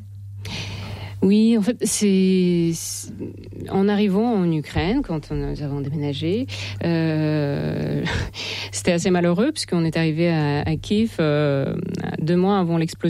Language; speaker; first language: French; non-native, fluent; Russian